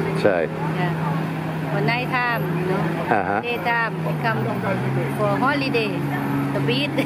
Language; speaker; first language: English; non-native, learner; Thai